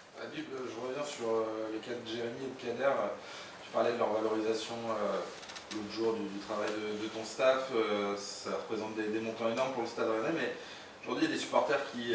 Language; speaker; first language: French; native; French